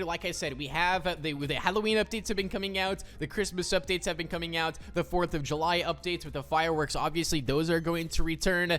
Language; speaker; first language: English; native; English